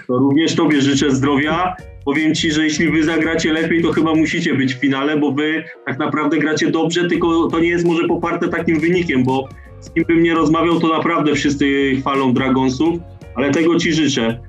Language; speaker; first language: Polish; native; Polish